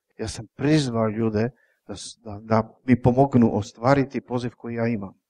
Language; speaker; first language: Croatian; non-native, fluent; Czech